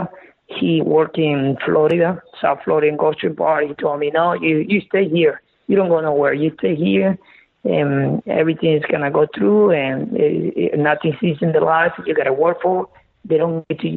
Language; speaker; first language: English; non-native, learner; Spanish